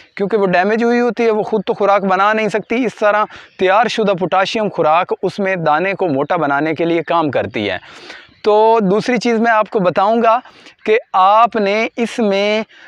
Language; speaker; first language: Urdu; non-native, local second language; Punjabi